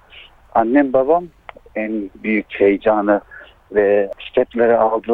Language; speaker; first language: Turkish; early bilingual, heritage; Turkish